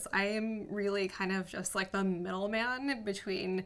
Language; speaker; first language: English; native; English